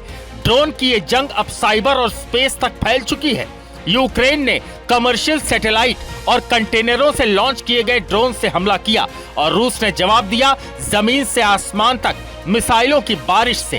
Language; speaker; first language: Hindi; native; Hindi